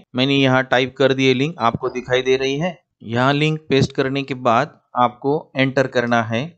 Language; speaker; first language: Hindi; non-native, local second language; Marathi